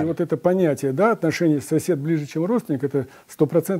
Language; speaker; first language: Russian; native; Russian